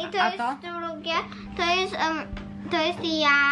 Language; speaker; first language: Polish; early bilingual, heritage; Polish